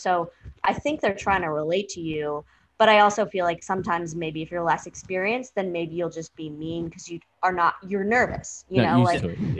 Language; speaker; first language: English; native; English